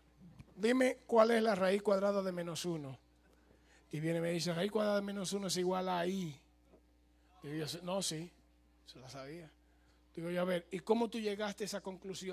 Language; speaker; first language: Spanish; native; Spanish